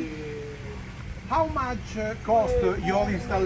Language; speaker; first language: English; non-native, learner; Italian